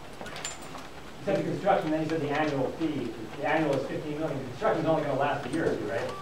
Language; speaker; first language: English; native; English